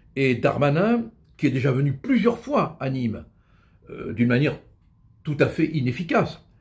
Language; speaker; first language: French; native; French